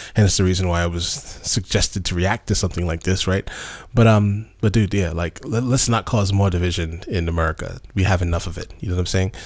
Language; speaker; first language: English; native; English